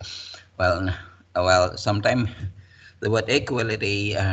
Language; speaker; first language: English; non-native, fluent; Indonesian